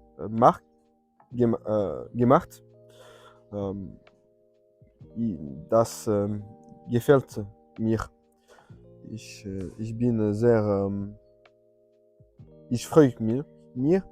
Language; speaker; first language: German; non-native, learner; French